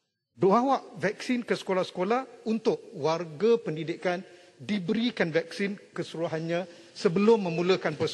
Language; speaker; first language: Malay; native; Malay